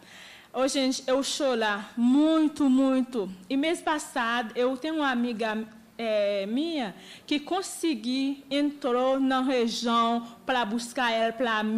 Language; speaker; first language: Portuguese; non-native, learner; Haitian Creole